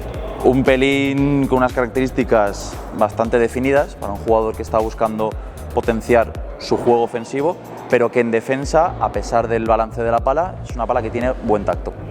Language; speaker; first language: Spanish; native; Spanish